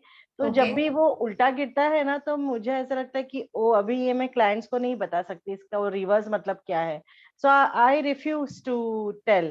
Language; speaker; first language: Hindi; native; Hindi